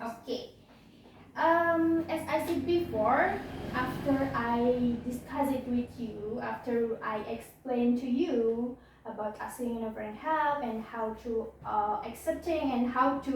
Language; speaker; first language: English; non-native, learner; Indonesian